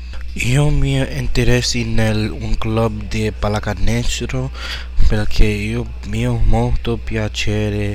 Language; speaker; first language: Italian; non-native, learner; English